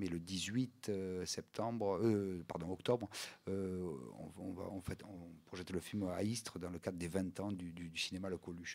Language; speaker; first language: French; native; French